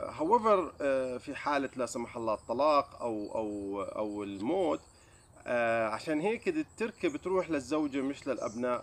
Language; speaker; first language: Arabic; native; Arabic